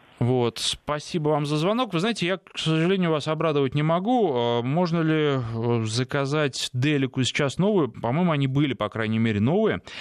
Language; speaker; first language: Russian; native; Russian